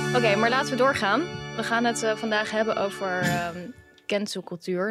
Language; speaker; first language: Dutch; native; Dutch